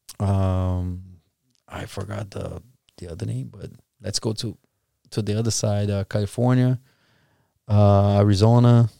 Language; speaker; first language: English; non-native, fluent; Portuguese